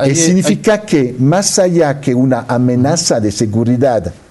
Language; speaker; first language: Spanish; non-native, fluent; French